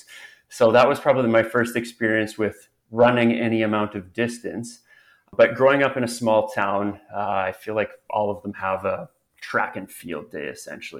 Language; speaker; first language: English; native; English